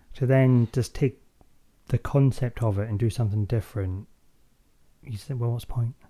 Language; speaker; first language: English; native; English